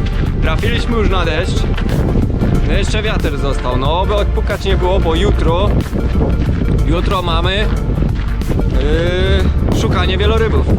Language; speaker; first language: Polish; native; Polish